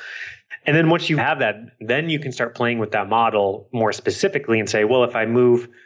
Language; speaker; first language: English; native; English